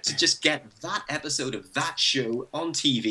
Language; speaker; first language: English; native; English